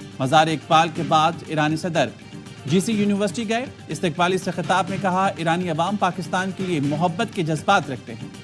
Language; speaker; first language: Urdu; native; Urdu